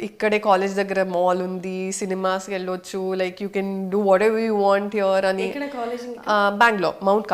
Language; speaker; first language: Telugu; non-native, fluent; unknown